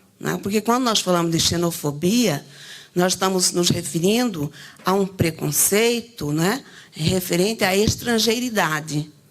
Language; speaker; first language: Portuguese; native; Portuguese